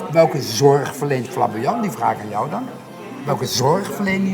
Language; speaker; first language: Dutch; native; Dutch